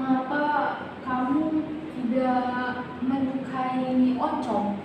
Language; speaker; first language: Indonesian; non-native, learner; Arabic